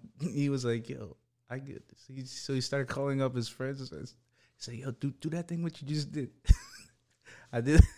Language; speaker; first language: English; early bilingual, other home language; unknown